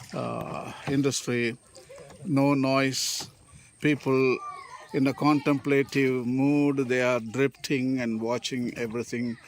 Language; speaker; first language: English; non-native, local second language; Tamil